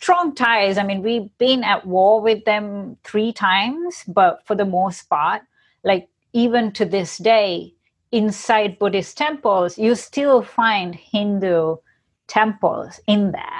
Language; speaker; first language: English; non-native, local second language; Sinhala